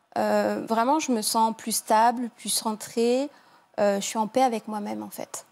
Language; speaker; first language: French; native; French